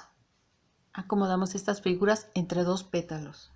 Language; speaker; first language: Spanish; native; Spanish